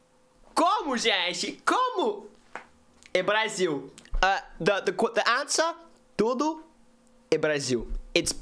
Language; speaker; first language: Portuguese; non-native, learner; English